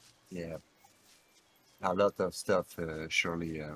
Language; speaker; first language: English; non-native, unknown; French